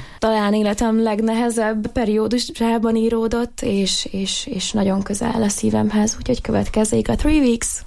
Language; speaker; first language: Hungarian; native; Hungarian